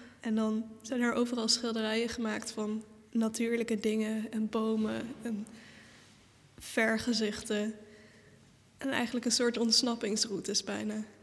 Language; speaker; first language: Dutch; native; Dutch